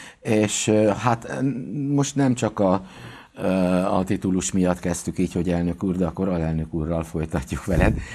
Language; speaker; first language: Hungarian; native; Hungarian